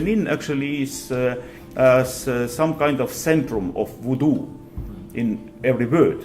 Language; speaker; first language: English; non-native, fluent; Estonian